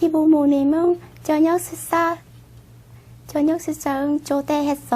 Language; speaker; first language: Korean; non-native, learner; Vietnamese